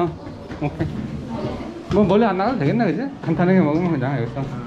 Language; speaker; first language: Korean; native; Korean